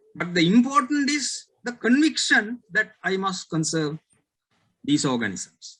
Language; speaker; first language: English; non-native, local second language; Sinhala